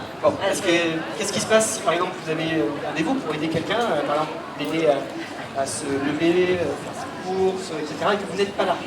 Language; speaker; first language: French; native; French